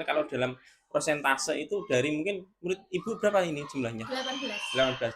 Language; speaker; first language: Indonesian; native; Indonesian